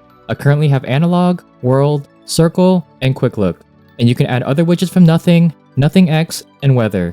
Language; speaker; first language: English; native; English